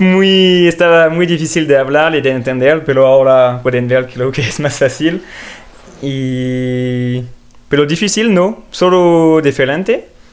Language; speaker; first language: Spanish; non-native, learner; French